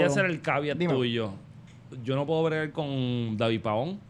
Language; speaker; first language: Spanish; native; Spanish